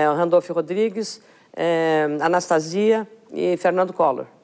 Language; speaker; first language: Portuguese; native; Portuguese